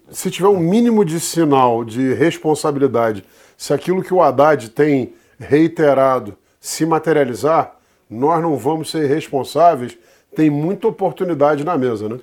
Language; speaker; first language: Portuguese; native; Portuguese